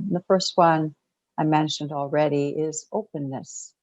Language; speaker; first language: English; native; English